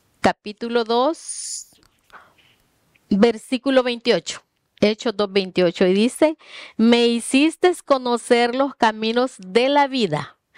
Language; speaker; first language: Spanish; native; Spanish